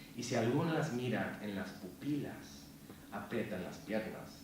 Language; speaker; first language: Spanish; early bilingual, other home language; English